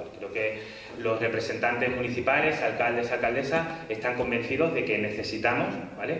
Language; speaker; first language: Spanish; native; Spanish